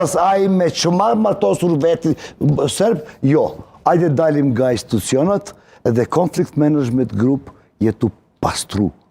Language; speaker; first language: Albanian; non-native, local second language; Serbian